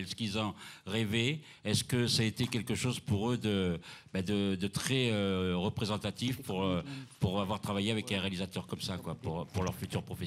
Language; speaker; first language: French; native; French